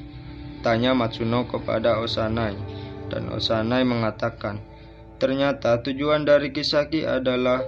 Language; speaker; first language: Indonesian; native; Indonesian